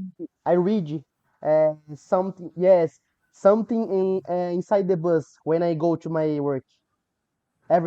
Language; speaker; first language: English; non-native, learner; Portuguese